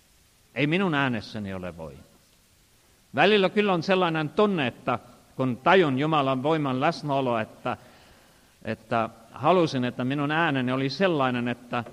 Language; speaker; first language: Finnish; non-native, fluent; Estonian